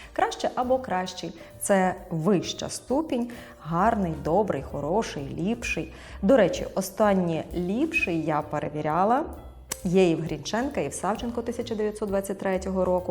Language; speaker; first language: Ukrainian; native; Ukrainian